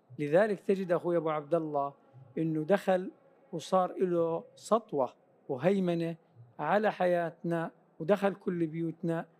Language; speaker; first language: Arabic; native; Arabic